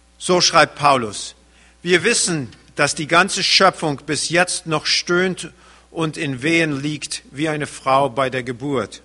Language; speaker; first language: German; early bilingual, heritage; German